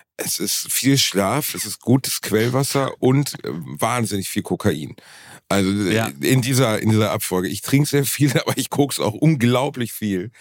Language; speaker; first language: German; native; German